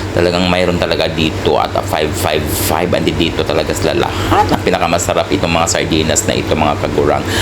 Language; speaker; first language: Filipino; non-native, local second language; Cebuano